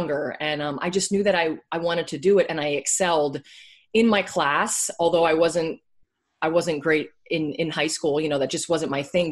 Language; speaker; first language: English; native; English